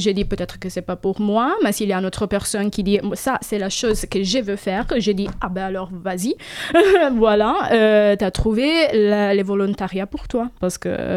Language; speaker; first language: French; non-native, fluent; Italian